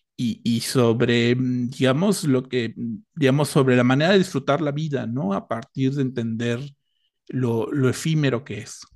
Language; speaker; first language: Spanish; native; Spanish